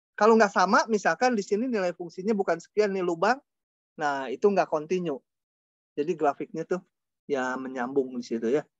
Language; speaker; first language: Indonesian; non-native, local second language; Sundanese